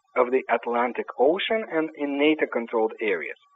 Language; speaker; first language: English; non-native, fluent; Ukrainian